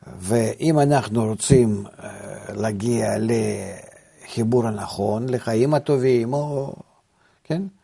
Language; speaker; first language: Hebrew; non-native, fluent; Russian